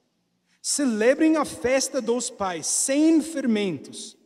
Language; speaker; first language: Portuguese; non-native, learner; English